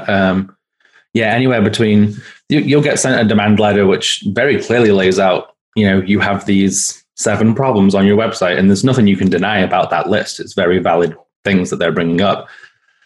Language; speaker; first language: English; native; English